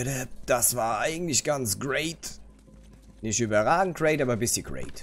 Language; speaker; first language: German; native; German